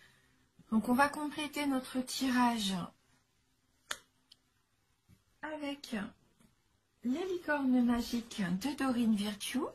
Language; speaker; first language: French; native; French